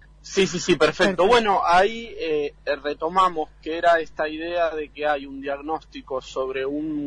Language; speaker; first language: Spanish; native; Spanish